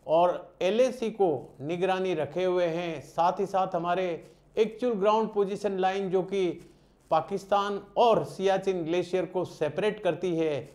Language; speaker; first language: Hindi; non-native, local second language; Gujarati